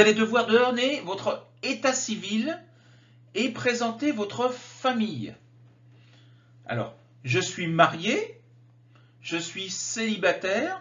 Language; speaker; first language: French; native; French